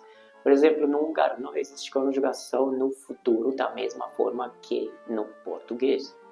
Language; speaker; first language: Portuguese; non-native, fluent; Hungarian